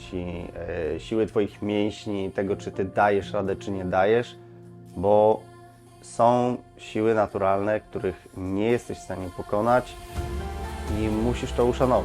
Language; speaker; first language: Polish; native; Polish